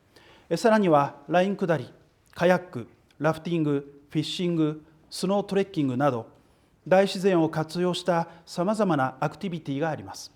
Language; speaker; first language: Japanese; native; Japanese